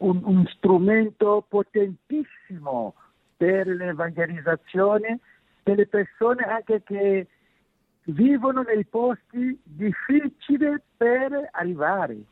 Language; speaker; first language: Italian; non-native, fluent; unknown